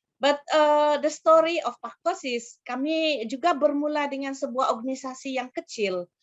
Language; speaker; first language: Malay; non-native, local second language; Central Dusun